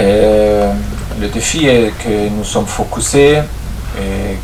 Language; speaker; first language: French; non-native, fluent; German